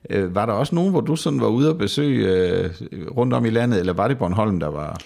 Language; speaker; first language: Danish; native; Danish